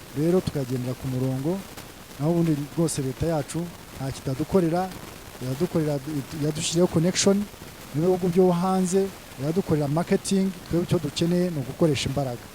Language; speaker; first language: Kinyarwanda; early bilingual, heritage; Kinyarwanda